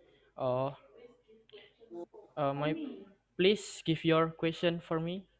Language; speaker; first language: English; non-native, learner; Indonesian